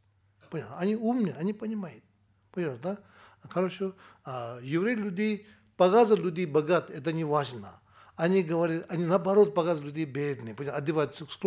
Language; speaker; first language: Russian; non-native, learner; Tibetan